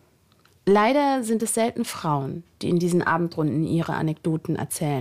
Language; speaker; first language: German; native; German